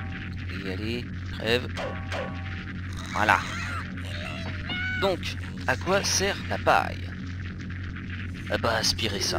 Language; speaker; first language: French; native; French